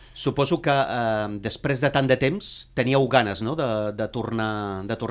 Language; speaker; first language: Catalan; native; Catalan